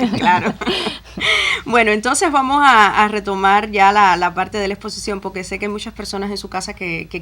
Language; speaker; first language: Spanish; native; Spanish